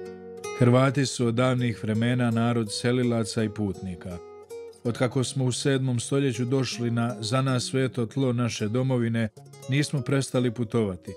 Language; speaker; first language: Croatian; native; Croatian